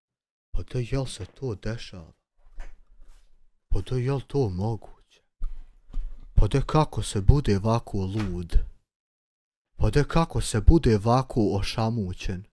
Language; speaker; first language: Bosnian; native; Bosnian